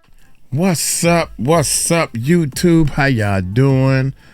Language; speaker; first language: English; native; English